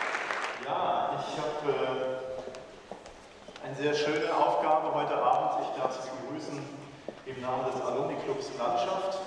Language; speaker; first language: German; native; German